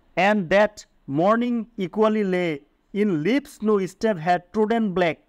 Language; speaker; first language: English; non-native, local second language; Bangla